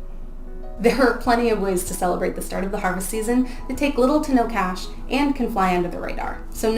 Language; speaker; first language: English; native; English